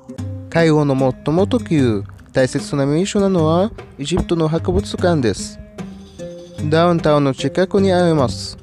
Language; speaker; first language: Japanese; non-native, learner; Arabic